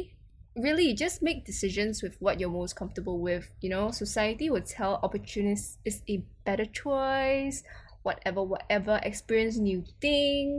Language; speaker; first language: English; non-native, local second language; Chinese